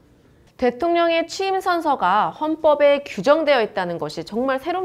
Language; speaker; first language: Korean; native; Korean